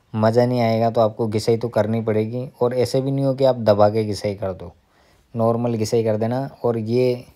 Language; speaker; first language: Hindi; native; Hindi